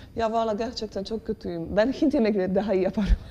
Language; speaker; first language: Turkish; non-native, fluent; Polish